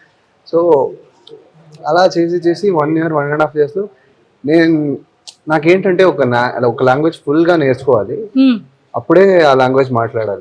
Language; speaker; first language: Telugu; non-native, fluent; Tamil